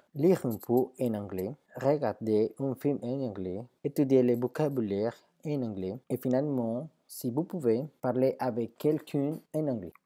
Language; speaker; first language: French; non-native, fluent; Spanish